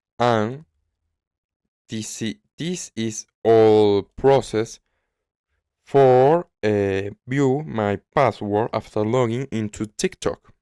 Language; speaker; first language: English; non-native, learner; Spanish